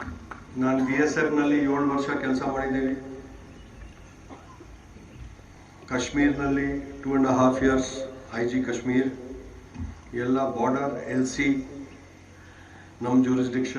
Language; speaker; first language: Kannada; non-native, fluent; Hindi